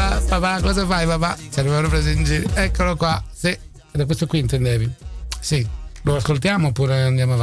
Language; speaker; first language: Italian; native; Italian